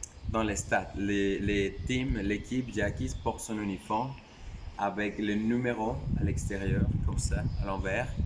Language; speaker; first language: French; non-native, fluent; Spanish